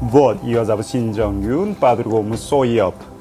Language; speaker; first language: Russian; non-native, learner; Korean